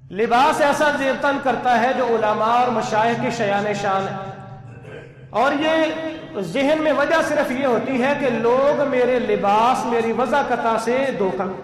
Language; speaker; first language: Urdu; non-native, local second language; Punjabi